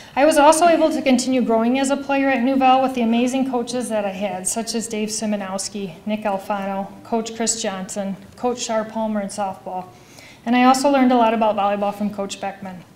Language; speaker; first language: English; native; English